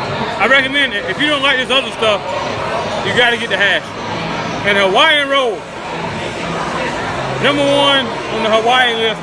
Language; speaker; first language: English; native; English